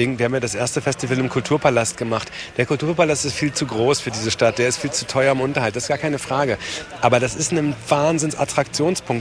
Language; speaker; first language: German; native; German